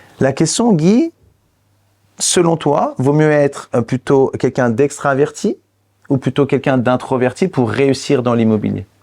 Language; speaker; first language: French; native; French